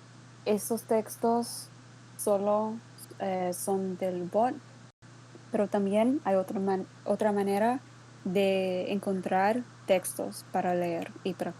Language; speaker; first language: Spanish; non-native, learner; English